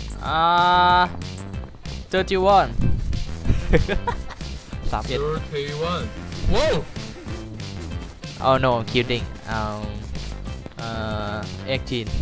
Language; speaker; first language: English; non-native, learner; Thai